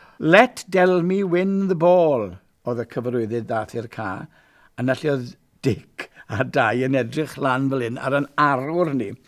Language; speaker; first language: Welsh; native; Welsh